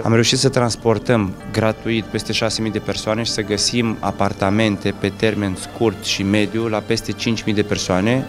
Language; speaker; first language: Romanian; native; Romanian